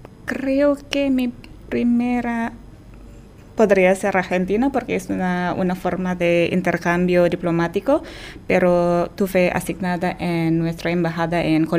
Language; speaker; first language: Spanish; non-native, fluent; Indonesian